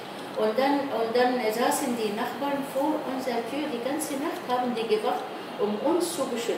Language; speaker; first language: German; non-native, fluent; Arabic